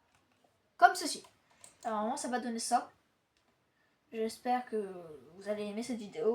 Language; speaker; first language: French; native; French